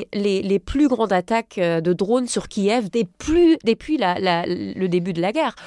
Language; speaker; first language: French; non-native, fluent; German